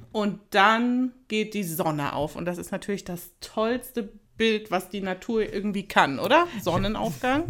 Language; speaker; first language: German; native; German